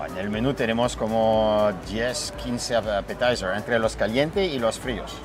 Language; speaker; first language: Spanish; non-native, fluent; French